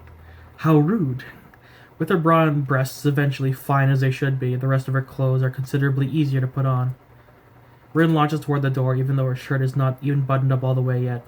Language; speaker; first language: English; native; English